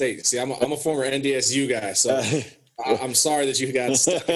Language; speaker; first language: English; native; English